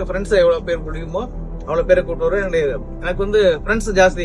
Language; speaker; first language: Tamil; native; Tamil